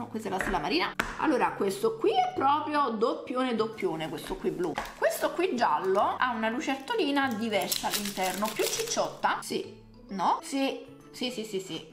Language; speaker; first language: Italian; native; Italian